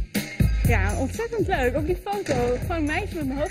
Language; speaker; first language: Dutch; native; Dutch